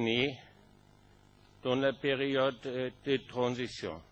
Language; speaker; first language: French; non-native, fluent; German